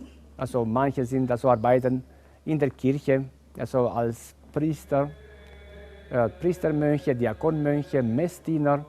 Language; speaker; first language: German; non-native, fluent; Romanian